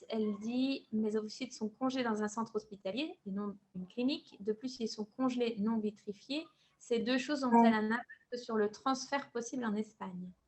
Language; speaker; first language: French; native; French